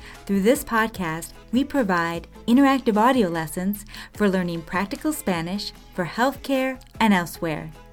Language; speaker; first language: English; native; English